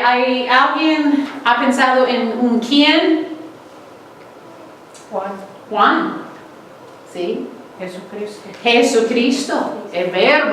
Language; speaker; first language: Spanish; non-native, fluent; English